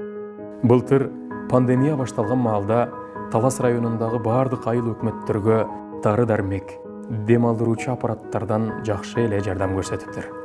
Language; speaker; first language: Kyrgyz; native; Kyrgyz